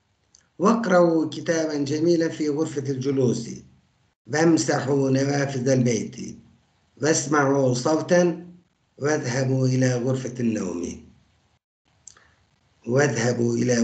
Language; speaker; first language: Arabic; non-native, fluent; Turkish